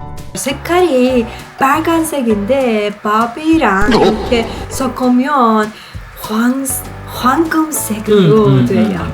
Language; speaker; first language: Korean; non-native, learner; Persian